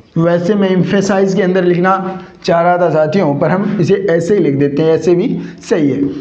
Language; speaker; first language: Hindi; native; Hindi